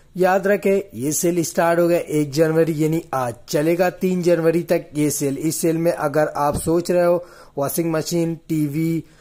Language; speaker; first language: Hindi; native; Hindi